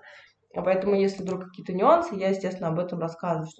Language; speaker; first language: Russian; native; Russian